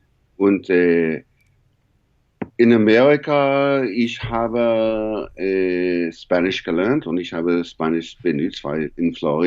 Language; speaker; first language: German; non-native, learner; English